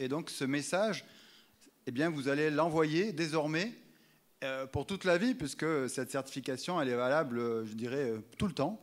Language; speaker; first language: French; native; French